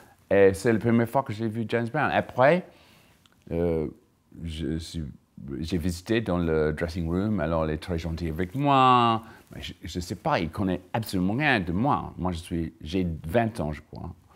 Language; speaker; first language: French; non-native, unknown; English